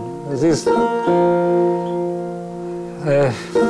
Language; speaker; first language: German; non-native, fluent; Persian